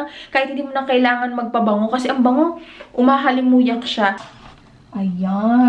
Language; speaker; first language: Filipino; native; Filipino